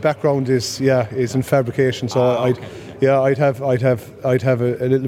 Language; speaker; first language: English; native; English